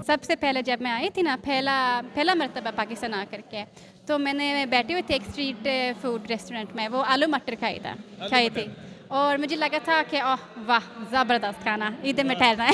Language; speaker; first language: Hindi; non-native, learner; Swedish